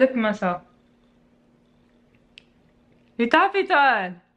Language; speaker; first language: Amharic; non-native, learner; Arabic